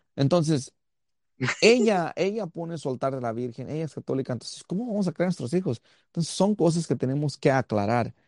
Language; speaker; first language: Spanish; early bilingual, heritage; Spanish